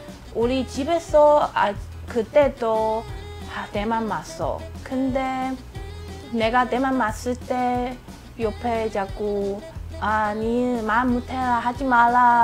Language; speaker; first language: Korean; non-native, learner; Min Nan Chinese